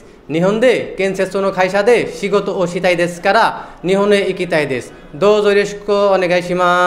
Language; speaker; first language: Japanese; non-native, learner; Bangla